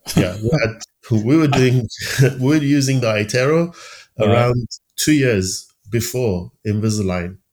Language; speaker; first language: English; early bilingual, other home language; Persian